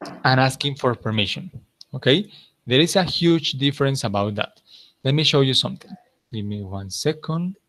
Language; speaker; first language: English; non-native, fluent; Spanish